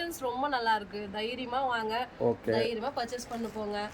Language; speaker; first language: Tamil; native; Tamil